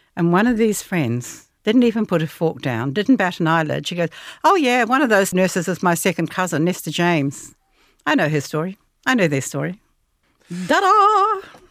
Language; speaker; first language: English; native; English